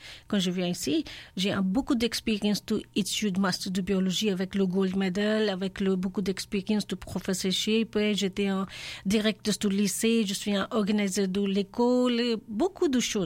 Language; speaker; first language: French; non-native, learner; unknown